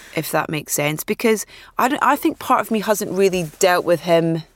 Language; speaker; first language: English; native; English